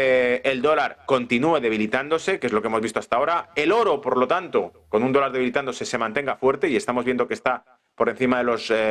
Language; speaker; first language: Spanish; native; Spanish